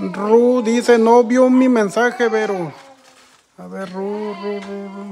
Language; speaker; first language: Spanish; native; Spanish